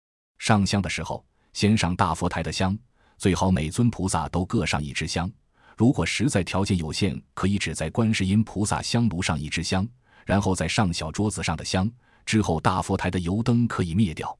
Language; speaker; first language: Chinese; native; Chinese